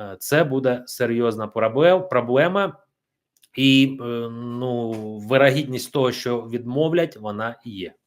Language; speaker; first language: Ukrainian; non-native, local second language; Russian